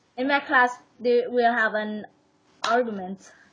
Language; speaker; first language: English; non-native, learner; Vietnamese